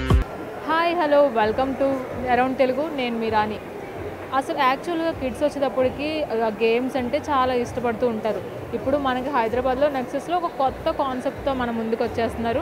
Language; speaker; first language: Telugu; native; Telugu